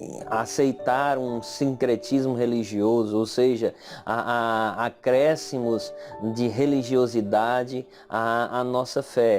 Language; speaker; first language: Portuguese; native; Portuguese